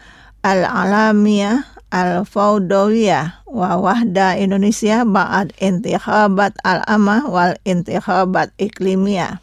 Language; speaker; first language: Arabic; non-native, fluent; Indonesian